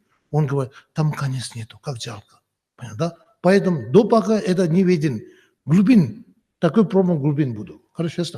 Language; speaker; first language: Russian; non-native, learner; Tibetan